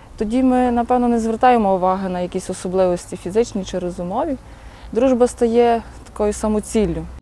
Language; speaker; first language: Ukrainian; native; Ukrainian